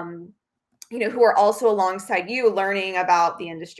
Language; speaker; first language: English; native; English